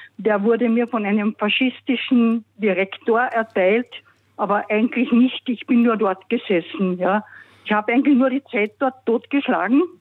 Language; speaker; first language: German; non-native, local second language; Slovenian